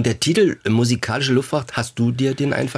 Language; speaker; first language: German; native; German